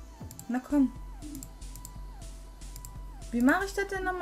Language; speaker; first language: German; native; German